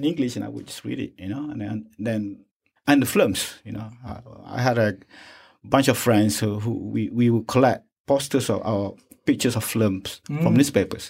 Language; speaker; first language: English; non-native, local second language; Malay